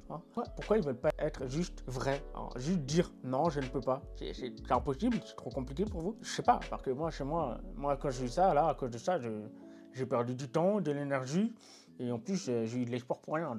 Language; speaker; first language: French; native; French